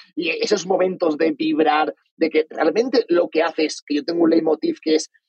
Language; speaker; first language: Spanish; native; Spanish